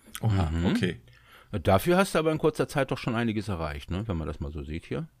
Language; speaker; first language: German; native; German